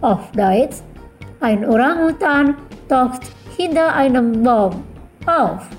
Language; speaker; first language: German; non-native, fluent; Indonesian